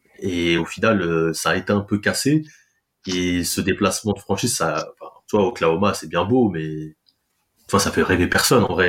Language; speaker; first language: French; native; French